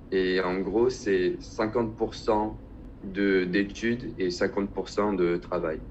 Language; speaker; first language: French; native; French